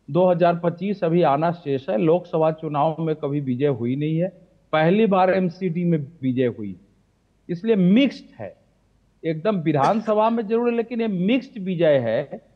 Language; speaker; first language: Hindi; native; Hindi